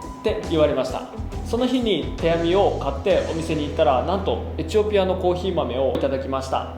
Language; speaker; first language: Japanese; native; Japanese